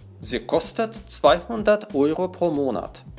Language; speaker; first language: German; non-native, fluent; Russian